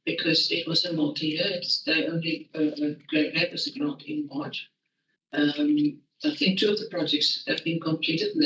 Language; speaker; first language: English; non-native, local second language; Afrikaans